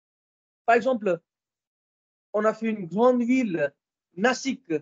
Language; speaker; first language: French; non-native, fluent; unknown